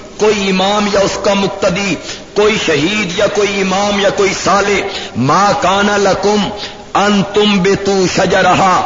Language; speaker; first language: Urdu; non-native, local second language; Punjabi